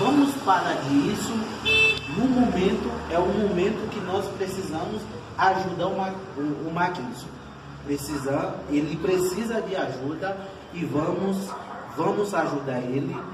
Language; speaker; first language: Portuguese; non-native, fluent; Haitian Creole